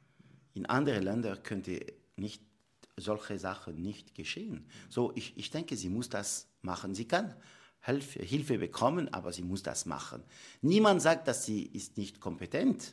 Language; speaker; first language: German; non-native, local second language; French